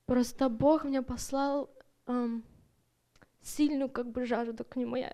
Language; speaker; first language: Russian; early bilingual, heritage; Russian